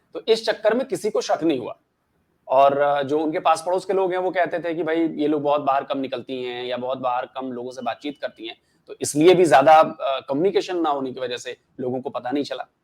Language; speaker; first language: Hindi; native; Hindi